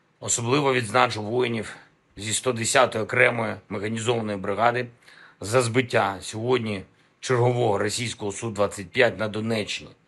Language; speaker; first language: Ukrainian; non-native, local second language; Russian